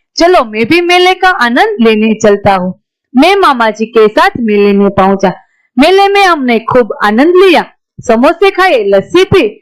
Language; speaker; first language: Hindi; non-native, local second language; Gujarati